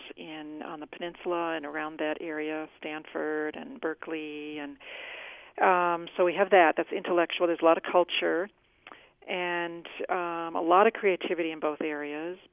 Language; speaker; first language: English; native; English